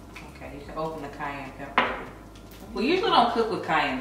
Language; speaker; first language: English; native; English